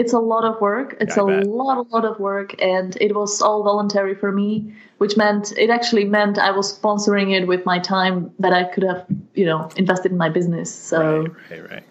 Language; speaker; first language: English; non-native, fluent; Slovak